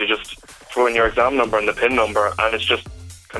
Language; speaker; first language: English; native; English